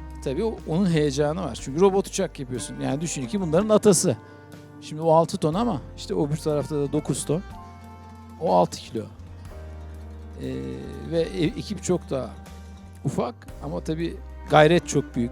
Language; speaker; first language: Turkish; native; Turkish